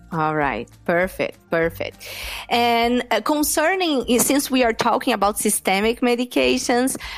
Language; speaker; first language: English; non-native, fluent; Portuguese